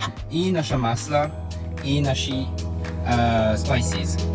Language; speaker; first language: Russian; non-native, learner; French